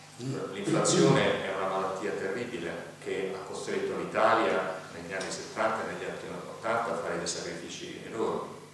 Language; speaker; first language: Italian; native; Italian